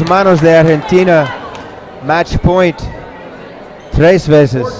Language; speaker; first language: Spanish; non-native, learner; English